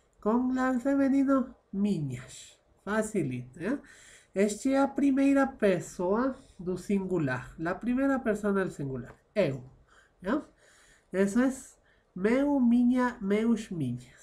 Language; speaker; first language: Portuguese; non-native, fluent; Spanish